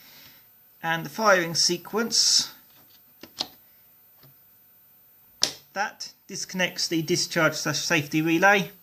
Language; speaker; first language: English; native; English